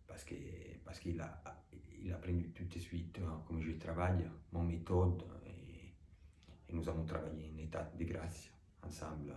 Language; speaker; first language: French; non-native, fluent; Italian